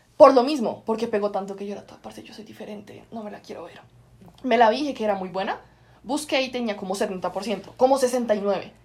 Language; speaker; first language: Spanish; native; Spanish